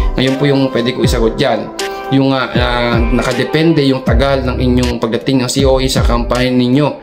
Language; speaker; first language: Filipino; native; Filipino